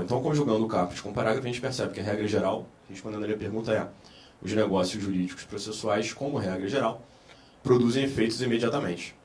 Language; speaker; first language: Portuguese; native; Portuguese